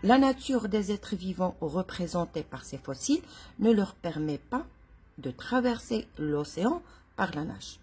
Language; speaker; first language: French; non-native, local second language; Arabic